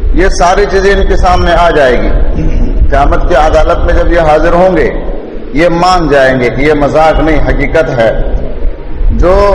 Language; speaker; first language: Urdu; non-native, local second language; Pashto